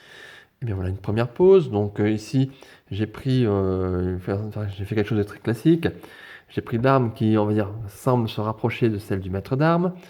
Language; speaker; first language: French; native; French